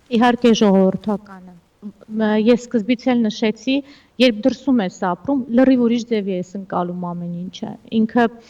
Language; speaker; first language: Armenian; early bilingual, heritage; Armenian